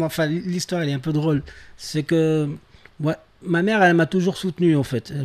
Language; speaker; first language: French; non-native, local second language; Arabic